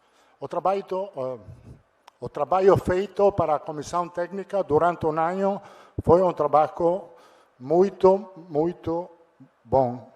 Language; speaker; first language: Portuguese; non-native, learner; Italian